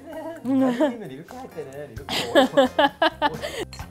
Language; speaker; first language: Korean; non-native, learner; English